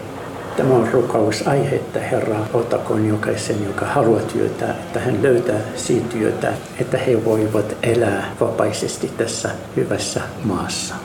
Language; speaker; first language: Finnish; non-native, learner; Arabic